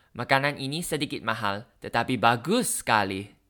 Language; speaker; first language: Indonesian; non-native, learner; Thai